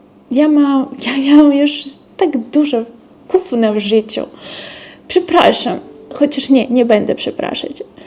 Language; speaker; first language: Polish; non-native, fluent; Russian